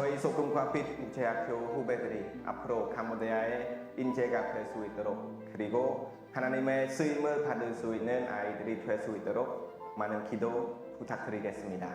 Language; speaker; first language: Korean; non-native, fluent; Khmer